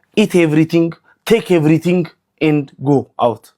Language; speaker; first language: English; non-native, learner; Amharic